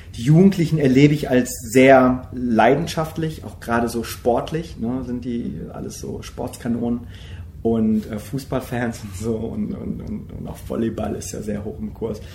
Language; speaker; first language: German; early bilingual, other home language; Korean